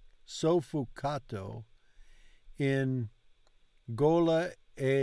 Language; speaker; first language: Italian; non-native, learner; English